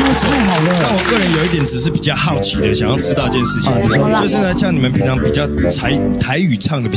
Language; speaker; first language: Chinese; native; Chinese